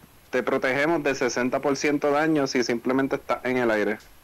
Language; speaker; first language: Spanish; early bilingual, heritage; Spanish